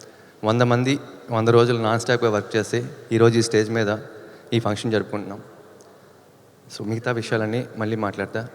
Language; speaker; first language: Telugu; native; Telugu